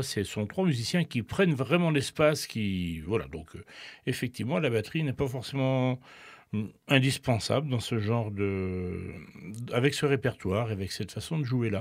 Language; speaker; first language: French; native; French